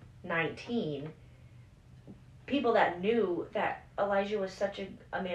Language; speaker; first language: English; native; English